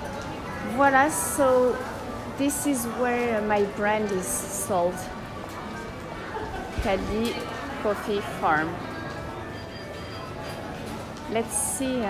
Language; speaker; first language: English; non-native, fluent; French